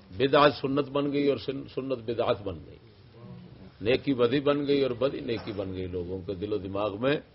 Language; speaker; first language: Urdu; non-native, local second language; Punjabi